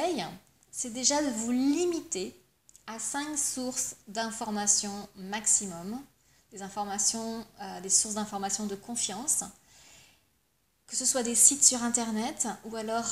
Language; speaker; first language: French; native; French